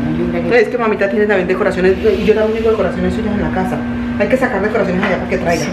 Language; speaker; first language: Spanish; native; Spanish